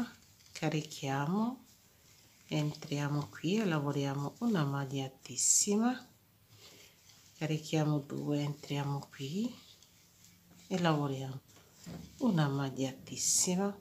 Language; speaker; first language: Italian; non-native, fluent; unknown